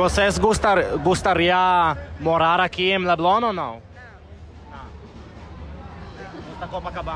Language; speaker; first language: Portuguese; non-native, learner; Hebrew